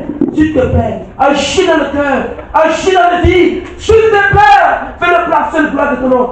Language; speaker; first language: French; non-native, local second language; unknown